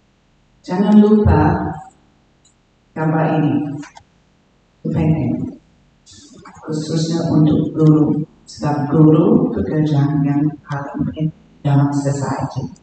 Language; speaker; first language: Indonesian; non-native, learner; English